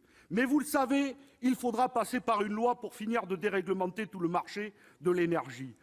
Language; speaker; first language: French; native; French